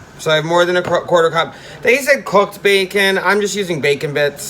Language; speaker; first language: English; native; English